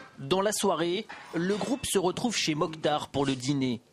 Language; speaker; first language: French; native; French